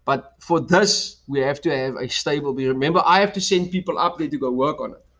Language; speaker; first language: English; non-native, local second language; Afrikaans